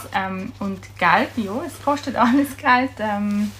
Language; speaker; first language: German; native; German